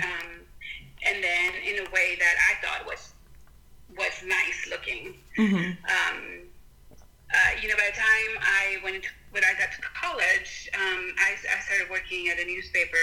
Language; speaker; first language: English; non-native, fluent; Spanish